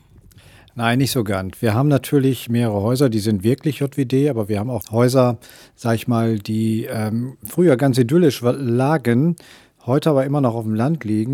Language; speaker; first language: German; native; German